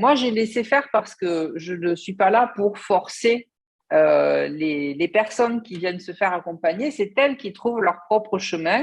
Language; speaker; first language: French; native; French